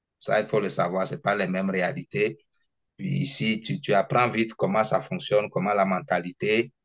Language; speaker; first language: French; non-native, local second language; Ewe